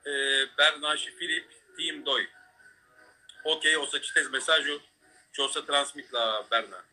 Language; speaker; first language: Romanian; non-native, fluent; Turkish